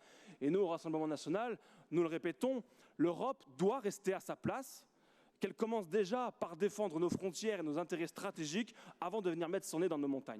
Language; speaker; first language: French; native; French